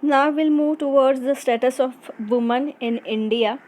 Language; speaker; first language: English; non-native, local second language; Marathi